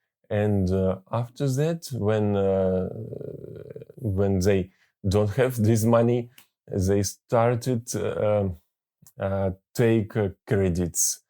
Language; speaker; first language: English; non-native, learner; Russian